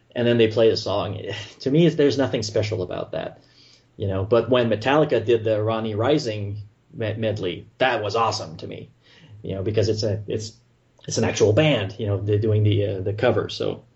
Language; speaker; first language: English; non-native, fluent; French